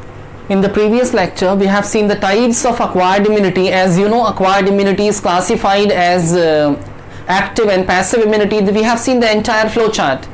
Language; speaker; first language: English; non-native, local second language; Hindi